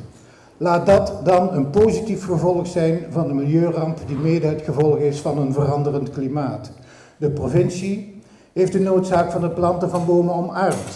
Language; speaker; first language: Dutch; native; Dutch